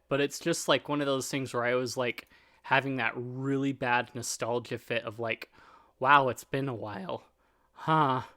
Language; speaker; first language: English; native; English